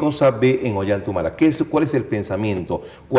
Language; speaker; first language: Spanish; native; Spanish